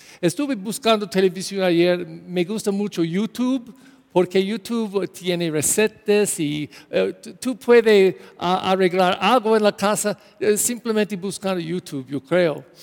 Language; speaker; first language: Spanish; non-native, learner; English